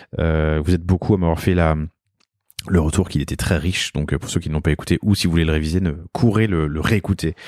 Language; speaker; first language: French; native; French